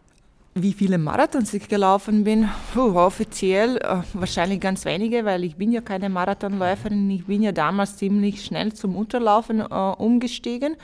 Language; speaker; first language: German; non-native, fluent; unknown